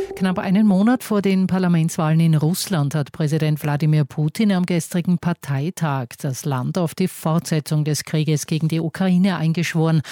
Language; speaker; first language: German; native; German